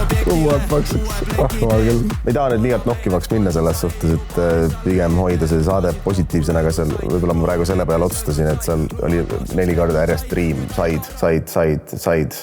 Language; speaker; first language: Estonian; native; Estonian